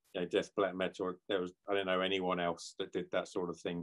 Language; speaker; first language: English; native; English